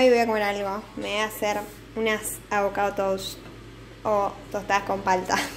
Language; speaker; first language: Spanish; native; Spanish